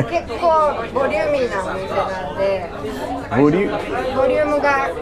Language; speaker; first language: Japanese; native; Japanese